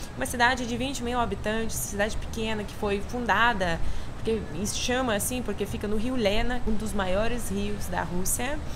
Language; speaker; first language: Portuguese; non-native, fluent; Russian